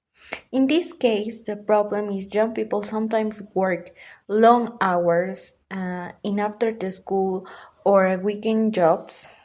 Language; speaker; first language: English; non-native, learner; Spanish